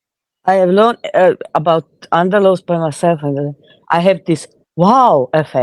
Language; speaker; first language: English; non-native, fluent; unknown